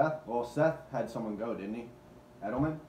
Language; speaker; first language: English; native; English